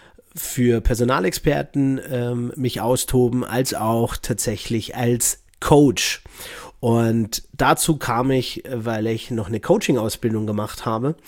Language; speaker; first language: German; native; German